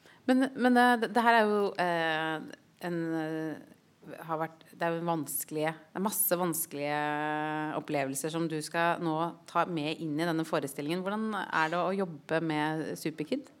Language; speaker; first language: Norwegian; native; Norwegian